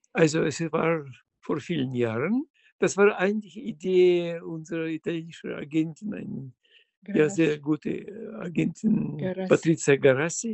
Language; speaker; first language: German; non-native, fluent; Russian